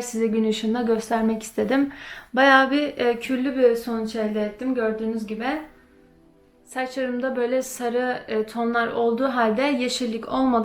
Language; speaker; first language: Turkish; early bilingual, other home language; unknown